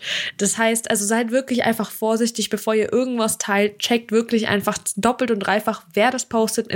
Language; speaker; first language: German; early bilingual, other home language; Russian